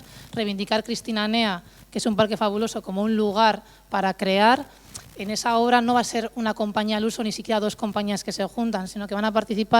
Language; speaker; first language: Spanish; native; Spanish